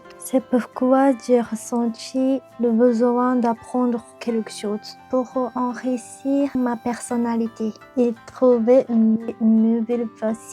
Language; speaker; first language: French; non-native, learner; Japanese